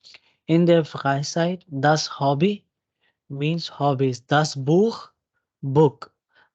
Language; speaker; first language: German; non-native, fluent; Urdu